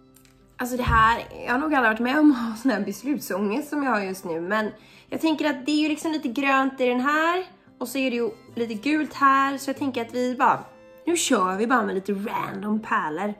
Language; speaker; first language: Swedish; native; Swedish